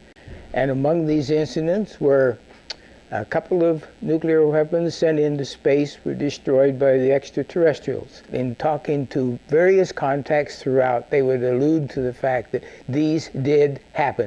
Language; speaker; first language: English; native; English